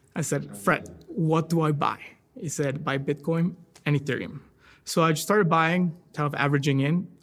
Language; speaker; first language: English; non-native, fluent; Spanish